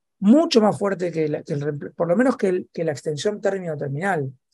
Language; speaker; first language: Spanish; native; Spanish